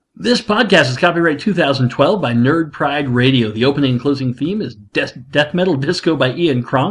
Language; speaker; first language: English; native; English